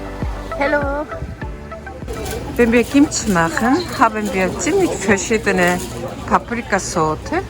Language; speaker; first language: German; non-native, learner; Korean